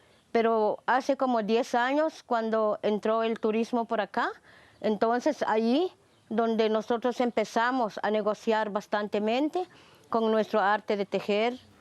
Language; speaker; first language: Spanish; non-native, local second language; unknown